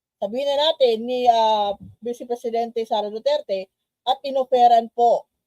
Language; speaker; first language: Filipino; non-native, local second language; Cebuano